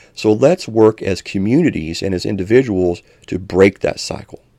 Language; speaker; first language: English; native; English